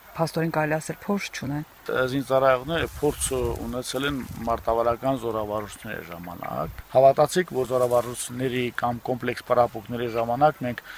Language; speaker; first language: Armenian; native; Armenian